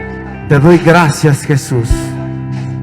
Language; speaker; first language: Spanish; native; Spanish